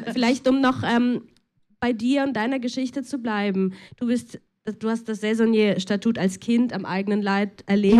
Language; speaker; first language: German; native; German